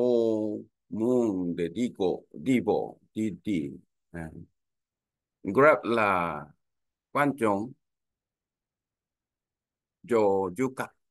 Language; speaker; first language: Vietnamese; non-native, learner; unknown